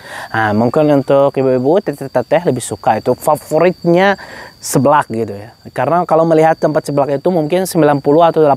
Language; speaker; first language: Indonesian; non-native, fluent; Arabic